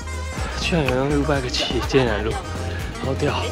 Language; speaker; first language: Chinese; native; Chinese